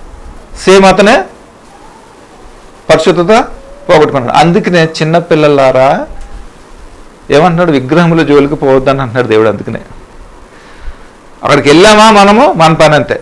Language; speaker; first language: Telugu; native; Telugu